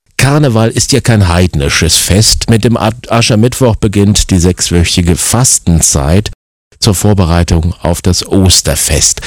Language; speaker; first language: German; native; German